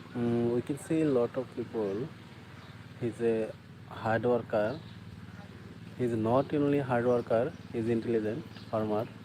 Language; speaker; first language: English; non-native, local second language; Bangla